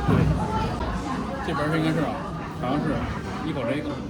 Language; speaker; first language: Chinese; native; Chinese